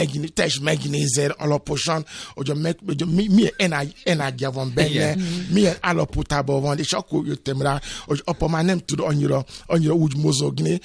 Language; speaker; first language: Hungarian; non-native, learner; Yoruba